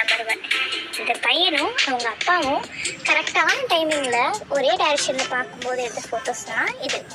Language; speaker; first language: Tamil; native; Tamil